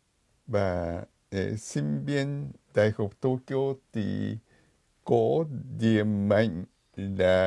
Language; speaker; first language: Vietnamese; non-native, fluent; Japanese